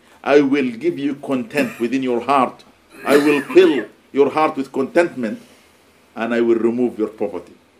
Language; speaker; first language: English; non-native, fluent; Arabic